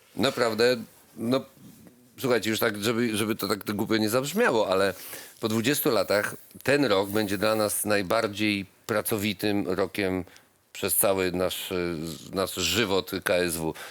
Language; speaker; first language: Polish; native; Polish